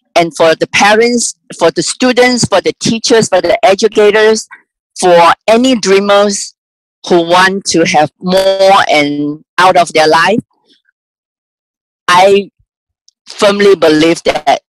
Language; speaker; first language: English; non-native, local second language; Cantonese